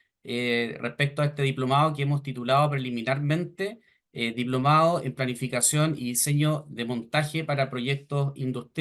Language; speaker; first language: Spanish; native; Spanish